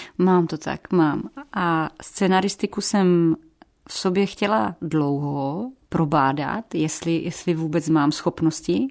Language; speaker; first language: Czech; native; Czech